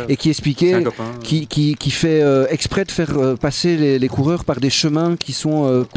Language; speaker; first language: French; native; French